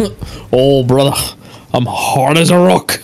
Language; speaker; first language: English; native; English